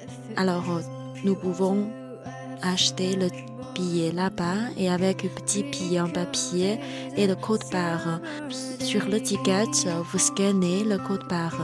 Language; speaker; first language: French; non-native, fluent; Chinese